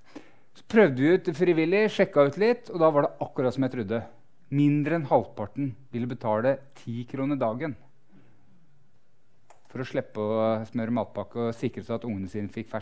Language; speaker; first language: Norwegian; native; Norwegian